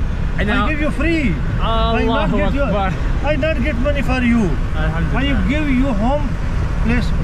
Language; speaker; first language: English; non-native, learner; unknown